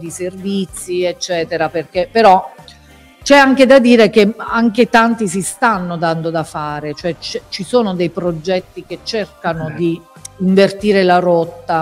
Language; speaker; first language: Italian; native; Italian